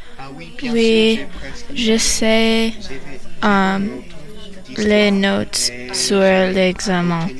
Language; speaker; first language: French; non-native, learner; English